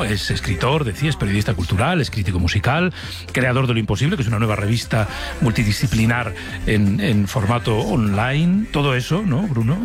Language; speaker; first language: Spanish; native; Spanish